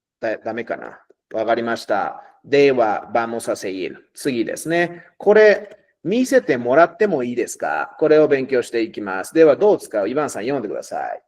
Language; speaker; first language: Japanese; native; Japanese